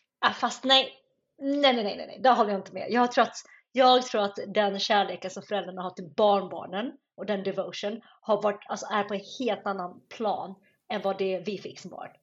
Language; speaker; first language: Swedish; early bilingual, other home language; Chinese